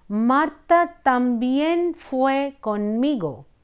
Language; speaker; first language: Spanish; non-native, fluent; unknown